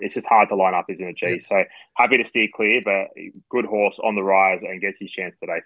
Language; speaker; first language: English; native; English